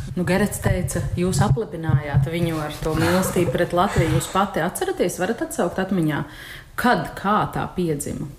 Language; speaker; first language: Latvian; native; Latvian